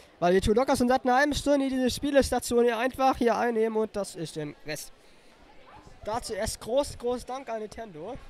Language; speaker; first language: German; native; German